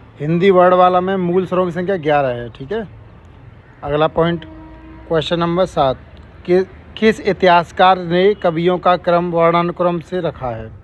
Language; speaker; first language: Hindi; native; Hindi